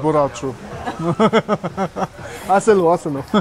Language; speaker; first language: Spanish; non-native, learner; English